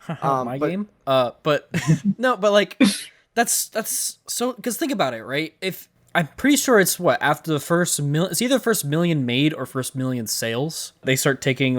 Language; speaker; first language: English; native; English